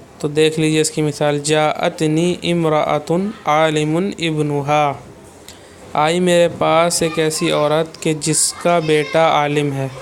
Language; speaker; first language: Urdu; native; Urdu